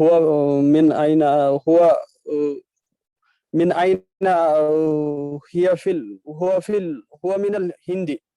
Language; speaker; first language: Arabic; non-native, learner; Urdu